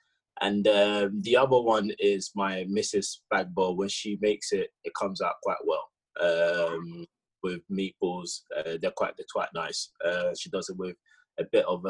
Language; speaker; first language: English; early bilingual, other home language; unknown